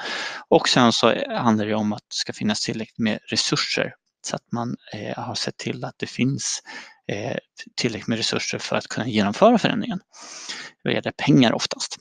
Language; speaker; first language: Swedish; native; Swedish